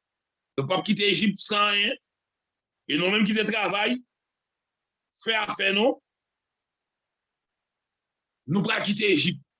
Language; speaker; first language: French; non-native, local second language; Haitian Creole